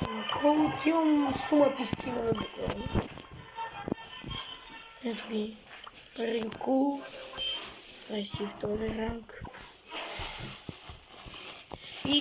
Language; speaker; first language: Bulgarian; native; Bulgarian